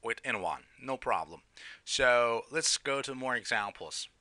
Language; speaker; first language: English; non-native, fluent; Turkish